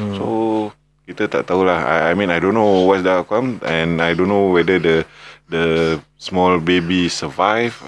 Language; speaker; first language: English; non-native, local second language; Malay